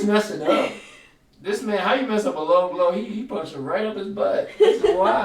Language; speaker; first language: English; native; English